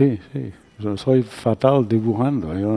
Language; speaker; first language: Spanish; non-native, fluent; English